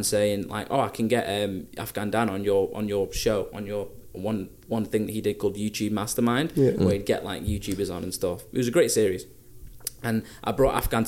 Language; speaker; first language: English; native; English